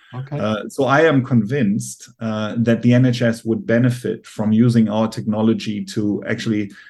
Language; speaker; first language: English; non-native, fluent; German